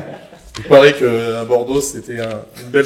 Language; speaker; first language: French; native; French